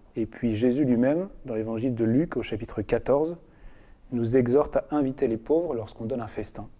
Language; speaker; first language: French; native; French